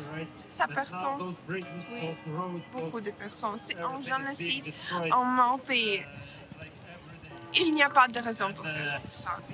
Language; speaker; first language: French; non-native, learner; Ukrainian